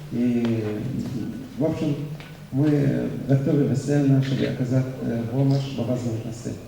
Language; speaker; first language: Russian; non-native, fluent; Arabic